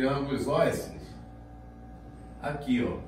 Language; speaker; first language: Portuguese; native; Portuguese